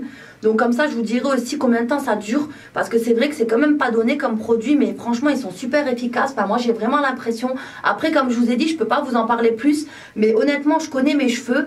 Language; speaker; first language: French; native; French